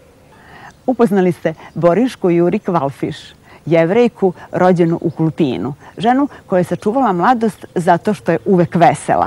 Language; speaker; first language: Serbian; native; Serbian